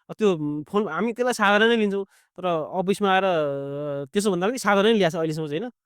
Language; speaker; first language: Nepali; native; Nepali